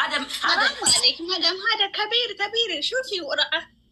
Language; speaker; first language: Arabic; non-native, learner; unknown